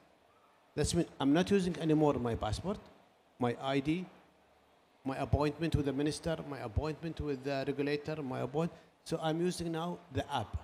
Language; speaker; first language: English; non-native, learner; Arabic